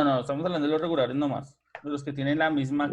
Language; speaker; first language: Spanish; native; Spanish